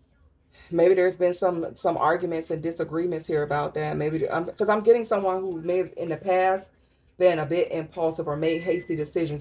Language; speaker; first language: English; native; English